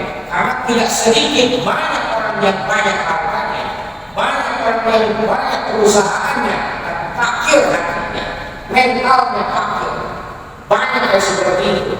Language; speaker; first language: Indonesian; non-native, local second language; Sundanese